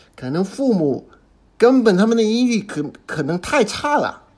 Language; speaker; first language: Chinese; non-native, fluent; English